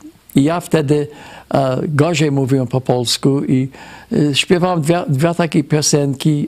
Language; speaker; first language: Polish; early bilingual, heritage; Polish